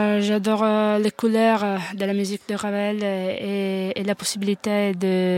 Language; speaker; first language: French; non-native, fluent; Italian